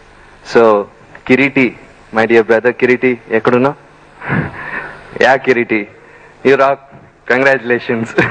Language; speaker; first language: Telugu; native; Telugu